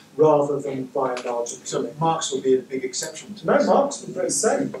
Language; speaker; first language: English; native; English